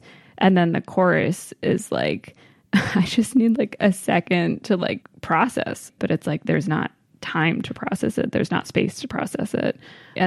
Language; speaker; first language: English; native; English